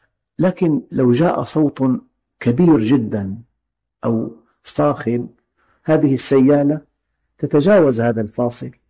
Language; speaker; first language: Arabic; native; Arabic